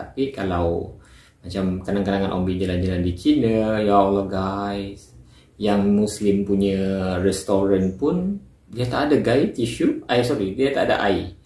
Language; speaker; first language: Malay; native; Malay